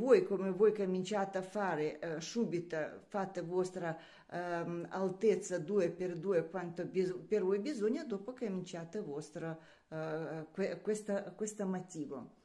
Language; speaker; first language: Italian; non-native, learner; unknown